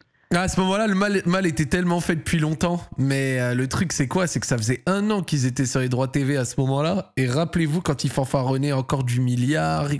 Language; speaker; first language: French; native; French